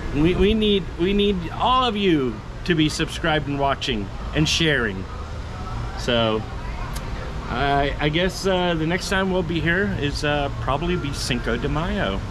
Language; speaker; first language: English; native; English